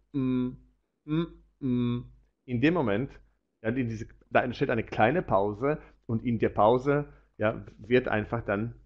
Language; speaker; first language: German; non-native, fluent; Polish